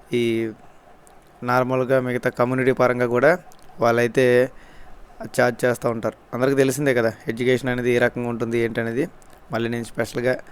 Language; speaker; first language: Telugu; native; Telugu